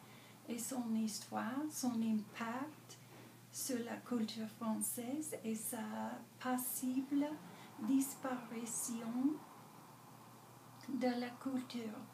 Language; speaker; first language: French; non-native, learner; English